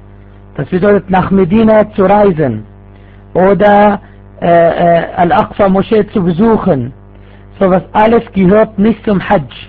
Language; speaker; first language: German; non-native, fluent; Arabic